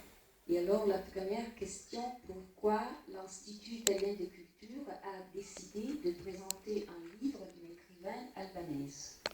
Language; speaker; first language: French; non-native, fluent; Italian